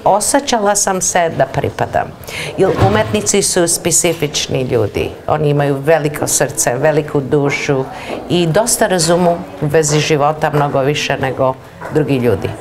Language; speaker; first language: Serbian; early bilingual, heritage; Serbian